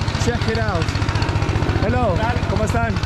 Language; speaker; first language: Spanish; non-native, fluent; Danish